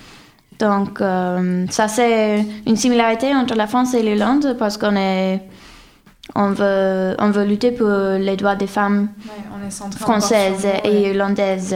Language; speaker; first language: French; non-native, fluent; English